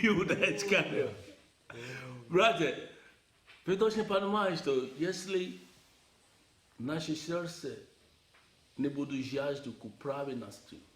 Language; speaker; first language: Russian; non-native, learner; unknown